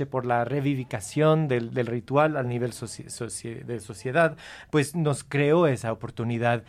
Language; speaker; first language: Spanish; early bilingual, heritage; Spanish